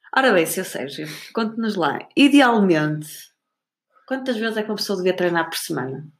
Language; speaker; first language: Portuguese; native; Portuguese